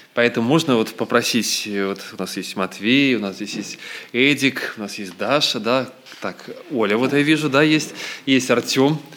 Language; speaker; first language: Russian; native; Russian